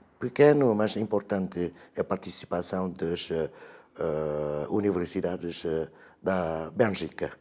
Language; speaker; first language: Portuguese; non-native, fluent; Vietnamese